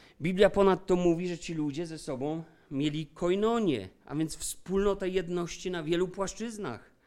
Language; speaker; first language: Polish; native; Polish